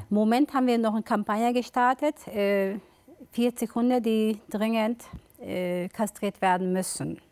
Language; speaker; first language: German; early bilingual, other home language; Turkish